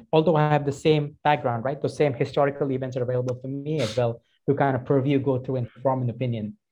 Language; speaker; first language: English; non-native, local second language; Hindi